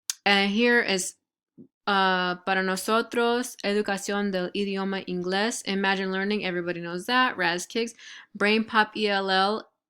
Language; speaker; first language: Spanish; non-native, fluent; English